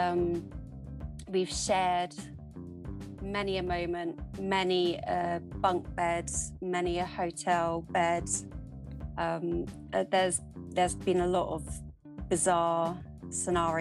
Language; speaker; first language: English; native; English